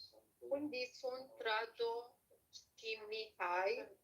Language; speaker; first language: Romanian; non-native, learner; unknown